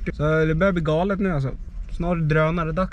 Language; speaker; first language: Swedish; native; Swedish